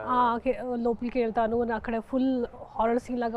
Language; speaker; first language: Telugu; non-native, fluent; Hindi